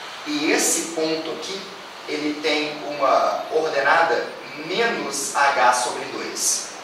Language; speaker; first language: Portuguese; native; Portuguese